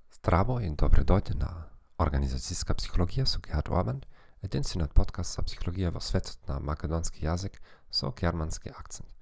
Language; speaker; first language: Macedonian; non-native, learner; German